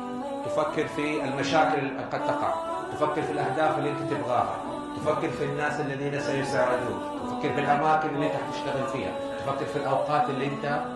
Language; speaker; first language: Arabic; native; Arabic